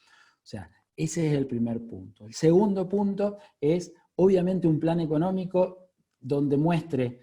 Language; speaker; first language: Spanish; native; Spanish